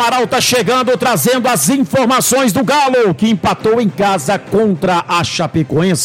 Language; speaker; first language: Portuguese; native; Portuguese